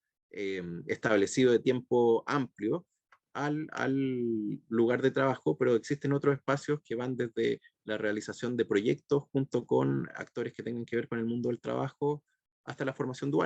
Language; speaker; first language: Spanish; native; Spanish